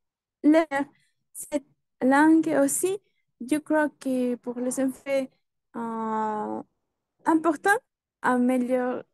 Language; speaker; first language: French; non-native, learner; Spanish